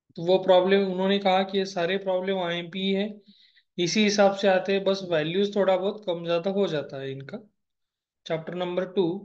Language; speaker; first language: Hindi; non-native, local second language; Marathi